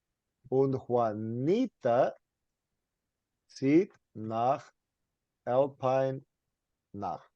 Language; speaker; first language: German; non-native, fluent; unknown